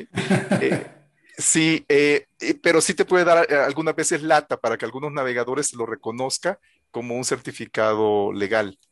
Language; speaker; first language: Spanish; native; Spanish